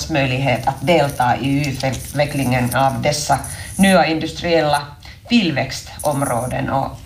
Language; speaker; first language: Swedish; non-native, local second language; Finnish